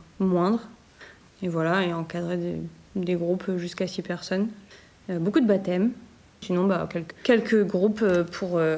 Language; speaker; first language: French; native; French